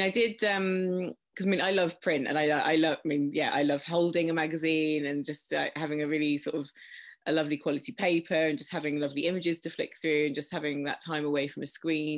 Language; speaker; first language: English; native; English